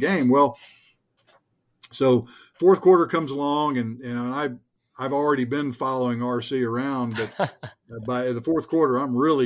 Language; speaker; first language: English; native; English